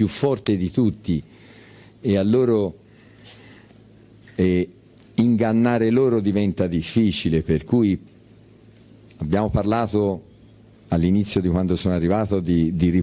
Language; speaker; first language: Italian; native; Italian